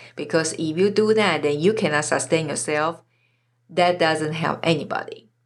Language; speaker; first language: English; non-native, fluent; Chinese